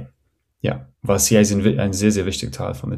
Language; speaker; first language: German; non-native, fluent; English